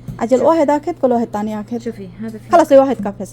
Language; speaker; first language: Arabic; non-native, learner; Bangla